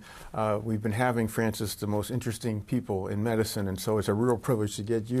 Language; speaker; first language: English; native; English